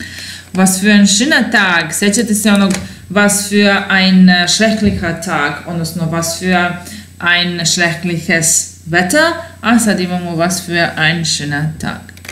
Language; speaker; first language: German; non-native, fluent; Serbian